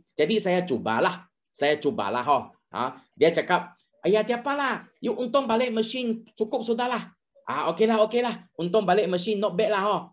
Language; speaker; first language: Malay; non-native, local second language; Chinese